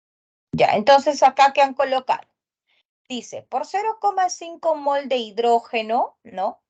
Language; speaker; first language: Spanish; native; Spanish